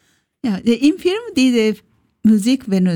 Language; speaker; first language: German; non-native, learner; Japanese